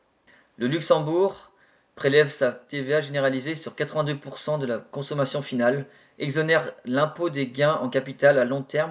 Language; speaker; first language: French; native; French